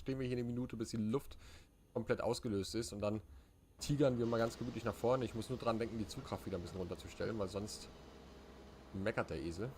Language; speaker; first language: German; native; German